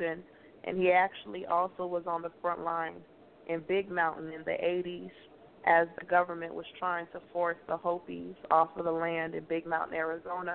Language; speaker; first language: English; native; English